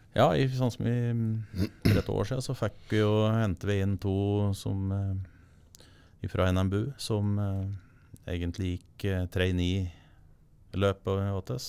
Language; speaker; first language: Norwegian; native; Norwegian